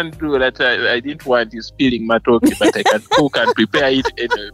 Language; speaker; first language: English; non-native, local second language; Ganda